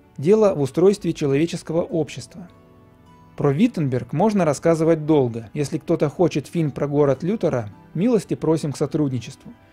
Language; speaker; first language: Russian; native; Russian